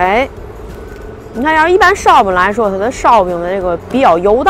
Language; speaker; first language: Chinese; native; Chinese